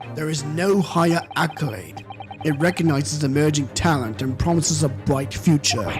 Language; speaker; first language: English; native; English